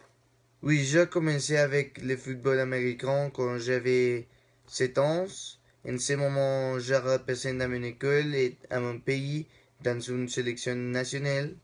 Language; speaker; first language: French; non-native, learner; Spanish